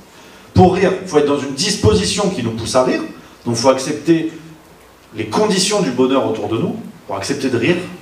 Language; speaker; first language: French; native; French